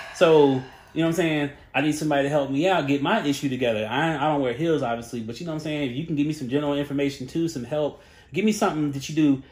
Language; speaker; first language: English; native; English